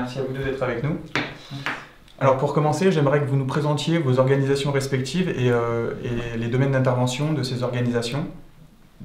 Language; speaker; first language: French; native; French